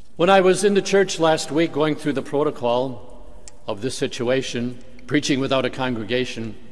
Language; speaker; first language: English; native; English